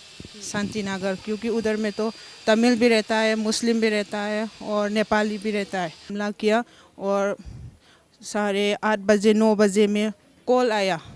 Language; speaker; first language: Hindi; non-native, local second language; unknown